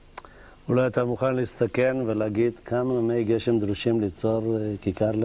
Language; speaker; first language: Hebrew; native; Hebrew